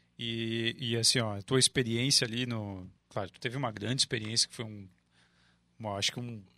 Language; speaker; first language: Portuguese; native; Portuguese